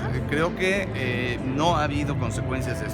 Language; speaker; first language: Spanish; native; Spanish